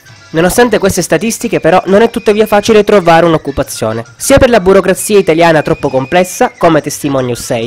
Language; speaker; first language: Italian; native; Italian